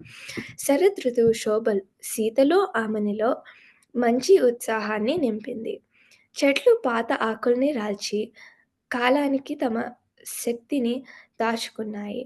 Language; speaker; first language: Telugu; early bilingual, heritage; Telugu